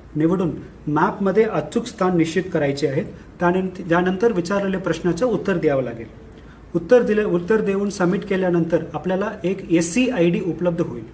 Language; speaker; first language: Marathi; non-native, local second language; Tamil